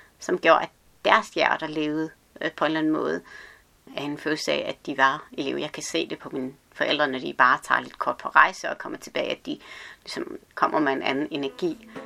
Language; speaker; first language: Danish; early bilingual, other home language; Arabic